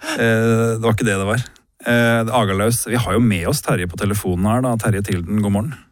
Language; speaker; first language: Norwegian; native; Norwegian